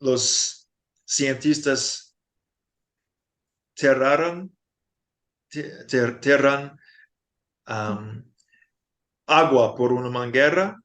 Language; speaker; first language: Spanish; non-native, fluent; English